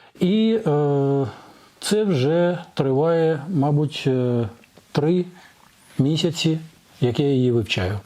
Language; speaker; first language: Ukrainian; non-native, local second language; Russian